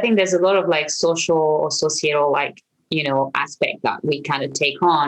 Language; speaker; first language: English; non-native, fluent; French